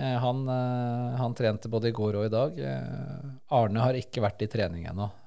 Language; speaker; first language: Norwegian; early bilingual, other home language; Spanish